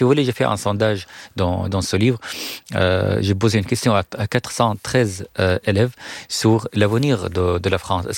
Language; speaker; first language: French; non-native, fluent; Arabic